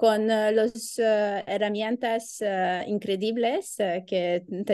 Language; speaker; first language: Spanish; non-native, learner; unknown